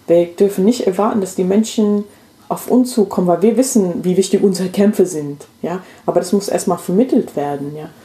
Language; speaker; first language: German; non-native, fluent; English